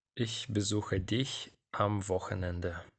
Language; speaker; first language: German; non-native, fluent; Ukrainian